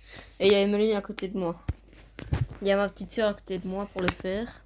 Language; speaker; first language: French; native; French